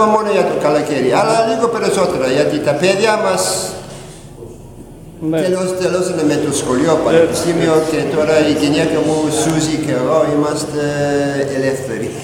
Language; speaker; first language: Greek; non-native, learner; English